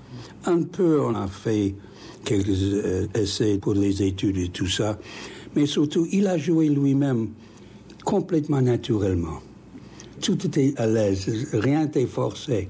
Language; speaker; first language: French; non-native, fluent; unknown